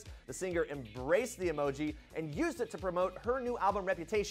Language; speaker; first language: English; native; English